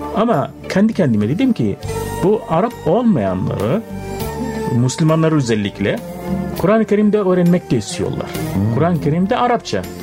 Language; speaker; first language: Turkish; non-native, fluent; Arabic